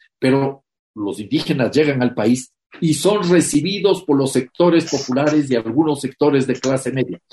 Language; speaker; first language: Spanish; native; Spanish